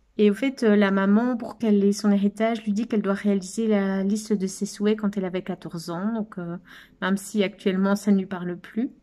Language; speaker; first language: French; native; French